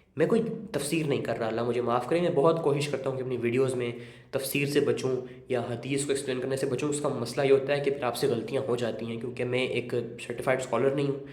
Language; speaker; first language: Urdu; native; Urdu